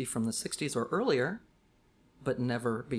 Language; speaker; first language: English; native; English